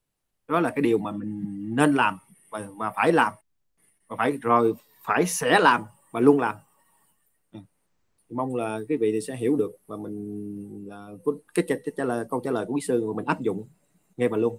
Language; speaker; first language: Vietnamese; native; Vietnamese